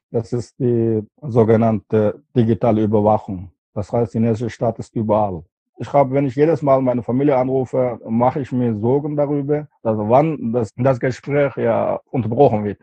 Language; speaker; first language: German; non-native, fluent; Uyghur